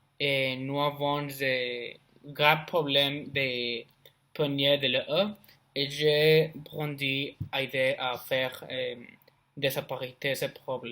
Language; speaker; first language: French; non-native, learner; Spanish